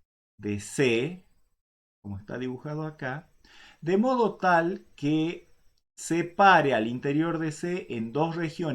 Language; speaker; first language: Spanish; native; Spanish